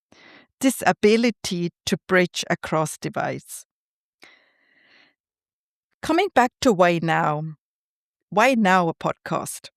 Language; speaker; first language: English; non-native, fluent; Tamil